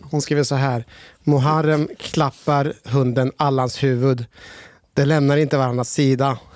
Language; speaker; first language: Swedish; early bilingual, other home language; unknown